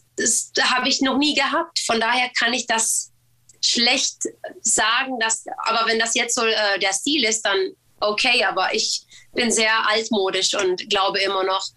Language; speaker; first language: German; early bilingual, other home language; Swedish